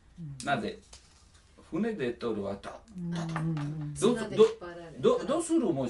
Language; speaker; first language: Japanese; non-native, learner; Italian